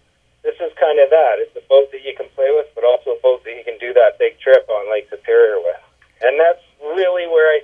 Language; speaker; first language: English; native; English